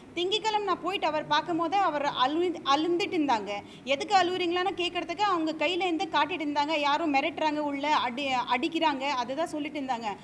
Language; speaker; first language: Tamil; non-native, local second language; Hindi